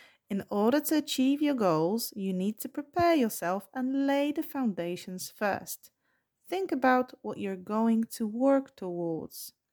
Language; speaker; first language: English; non-native, fluent; Polish